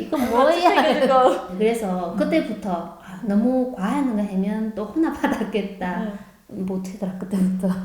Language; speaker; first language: Korean; non-native, learner; Chinese